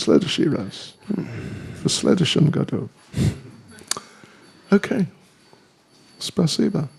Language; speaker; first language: Russian; non-native, learner; English